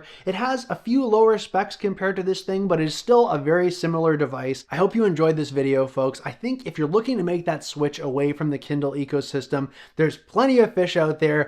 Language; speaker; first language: English; native; English